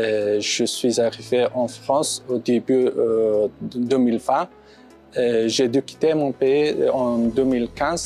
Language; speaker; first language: French; non-native, fluent; Persian